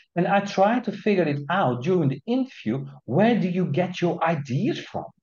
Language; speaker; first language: English; non-native, fluent; Dutch